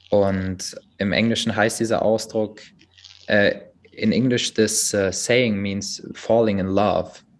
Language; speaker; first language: German; native; German